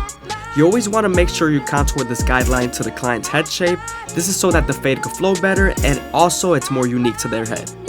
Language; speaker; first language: English; native; English